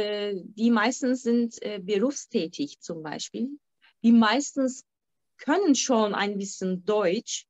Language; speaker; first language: German; non-native, fluent; Turkish